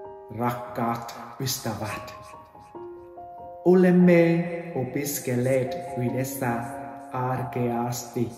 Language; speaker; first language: Finnish; non-native, learner; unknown